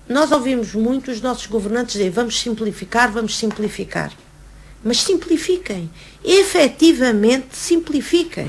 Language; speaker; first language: Portuguese; native; Portuguese